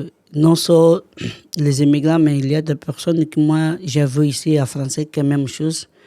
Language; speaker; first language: French; non-native, learner; Portuguese